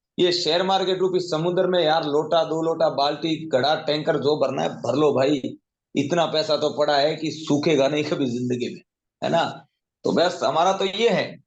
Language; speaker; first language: Hindi; native; Hindi